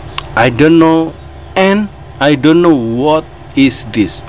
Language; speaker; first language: English; non-native, learner; Indonesian